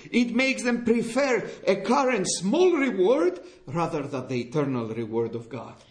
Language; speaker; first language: English; non-native, fluent; Greek